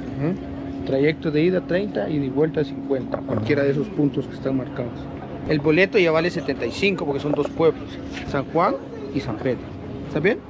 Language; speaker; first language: Spanish; native; Spanish